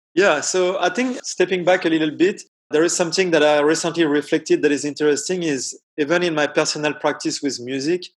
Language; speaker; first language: English; non-native, fluent; French